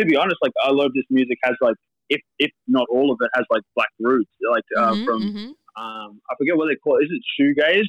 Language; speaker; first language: English; native; English